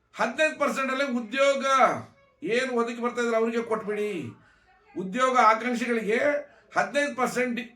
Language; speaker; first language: Kannada; non-native, local second language; Lambadi